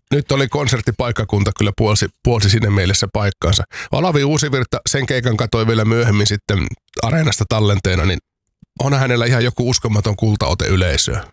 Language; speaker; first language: Finnish; native; Finnish